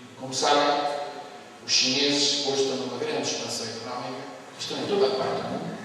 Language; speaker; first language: Portuguese; native; Portuguese